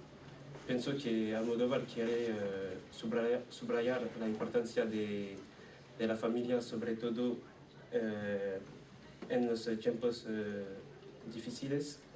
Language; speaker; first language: Spanish; non-native, learner; French